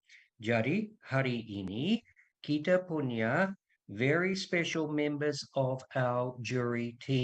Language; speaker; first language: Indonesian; non-native, learner; English